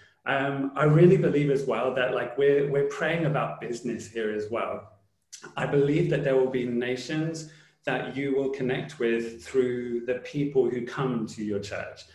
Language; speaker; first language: English; native; English